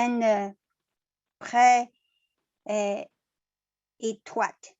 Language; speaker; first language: French; non-native, learner; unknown